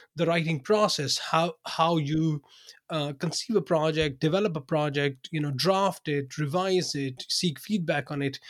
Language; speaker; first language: English; non-native, local second language; Urdu